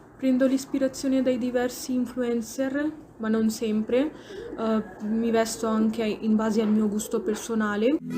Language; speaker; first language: Italian; early bilingual, other home language; Urdu